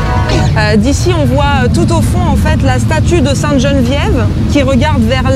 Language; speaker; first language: French; native; French